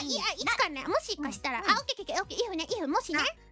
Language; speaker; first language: Japanese; native; Japanese